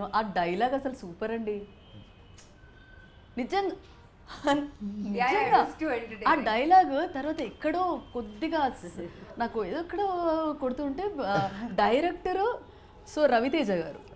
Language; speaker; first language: Telugu; native; Telugu